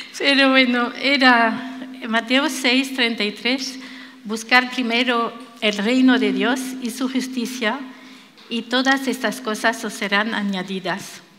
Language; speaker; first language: Spanish; non-native, fluent; French